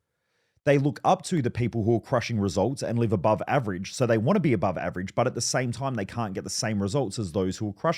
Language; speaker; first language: English; native; English